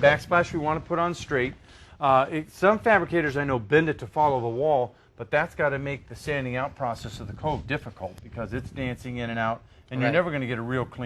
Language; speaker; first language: English; native; English